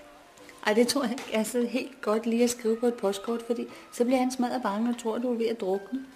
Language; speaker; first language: Danish; native; Danish